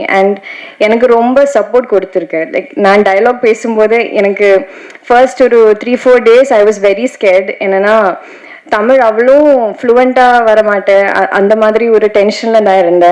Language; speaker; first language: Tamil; non-native, learner; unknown